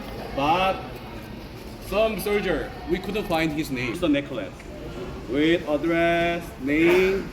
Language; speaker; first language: English; non-native, learner; Korean